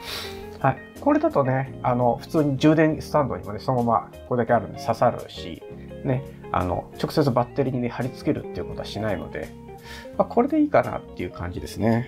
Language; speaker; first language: Japanese; native; Japanese